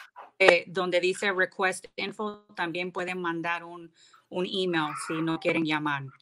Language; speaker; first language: Spanish; early bilingual, heritage; English